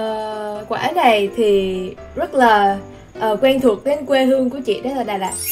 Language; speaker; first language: Vietnamese; early bilingual, heritage; Vietnamese